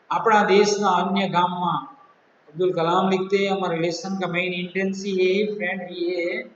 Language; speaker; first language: Hindi; non-native, local second language; Gujarati